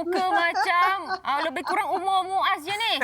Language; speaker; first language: Malay; non-native, local second language; Chinese